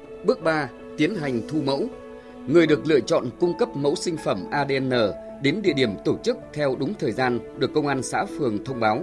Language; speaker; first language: Vietnamese; native; Vietnamese